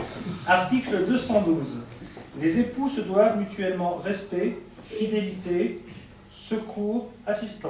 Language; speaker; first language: French; native; French